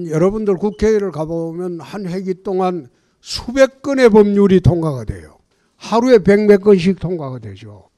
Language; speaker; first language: Korean; native; Korean